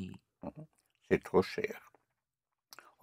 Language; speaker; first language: French; non-native, fluent; English